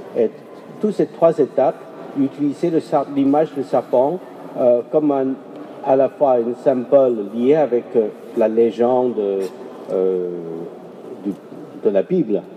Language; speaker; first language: French; non-native, fluent; Chinese